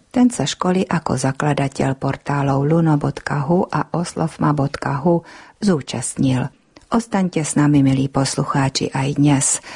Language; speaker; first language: Slovak; non-native, local second language; Hungarian